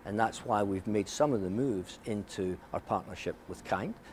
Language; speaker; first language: English; native; English